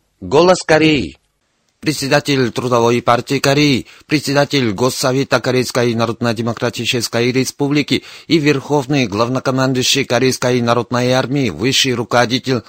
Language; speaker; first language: Russian; non-native, fluent; Korean